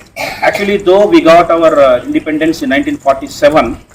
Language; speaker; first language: English; non-native, local second language; Telugu